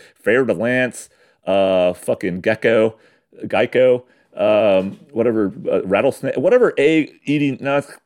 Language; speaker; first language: English; native; English